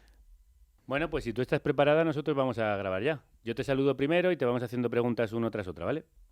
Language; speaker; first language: Spanish; native; Spanish